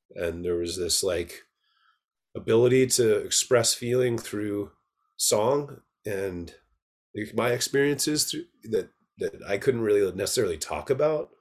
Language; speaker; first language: English; native; English